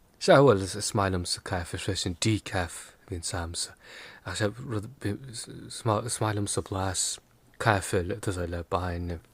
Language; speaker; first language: Irish; non-native, local second language; English